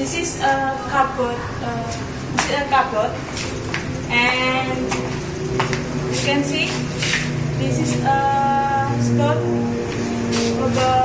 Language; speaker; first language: English; non-native, learner; Indonesian